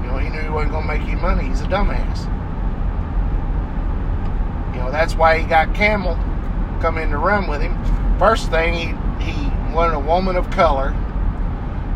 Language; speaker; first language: English; native; English